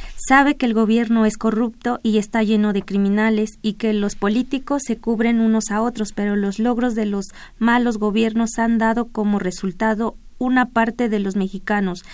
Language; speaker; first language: Spanish; native; Spanish